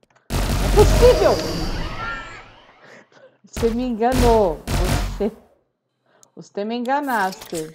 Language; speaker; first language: Spanish; non-native, learner; Portuguese